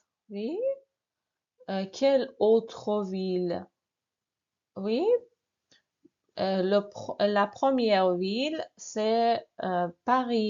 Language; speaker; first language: French; non-native, fluent; Persian